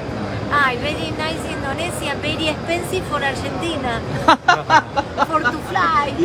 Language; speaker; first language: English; non-native, learner; Spanish